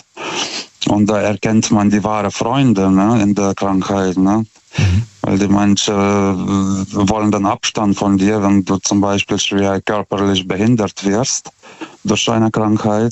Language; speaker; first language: German; native; German